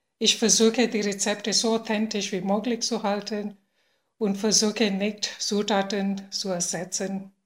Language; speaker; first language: German; non-native, fluent; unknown